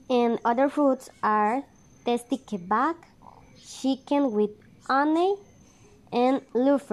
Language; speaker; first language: English; non-native, learner; Spanish